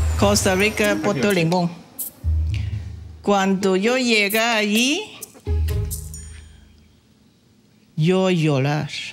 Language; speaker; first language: Spanish; non-native, learner; Cantonese